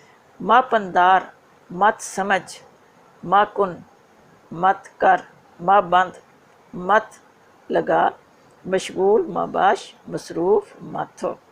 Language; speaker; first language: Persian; non-native, fluent; Urdu